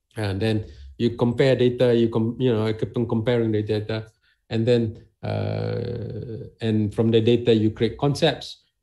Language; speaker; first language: English; non-native, local second language; Malay